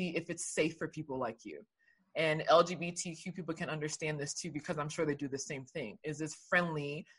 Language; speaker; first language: English; early bilingual, other home language; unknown